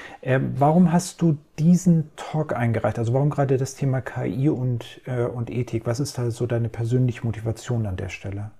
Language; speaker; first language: German; native; German